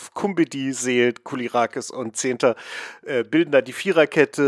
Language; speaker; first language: German; native; German